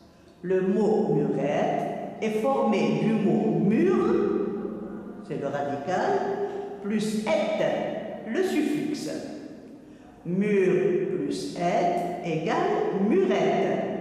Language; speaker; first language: French; non-native, local second language; Arabic